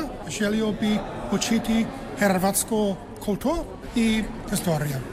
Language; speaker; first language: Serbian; non-native, learner; English